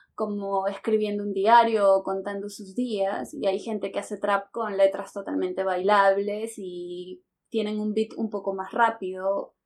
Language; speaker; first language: Spanish; native; Spanish